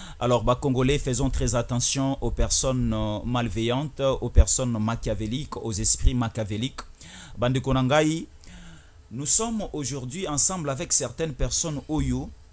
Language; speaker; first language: French; non-native, local second language; Lingala